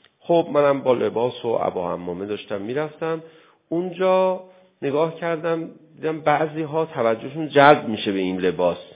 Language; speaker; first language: Persian; native; Persian